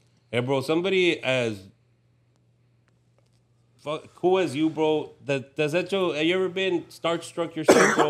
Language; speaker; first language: English; early bilingual, other home language; Spanish